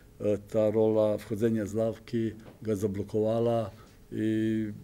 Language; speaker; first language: Polish; non-native, fluent; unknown